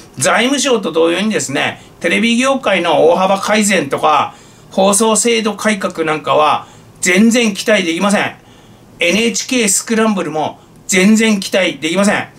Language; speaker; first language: Japanese; native; Japanese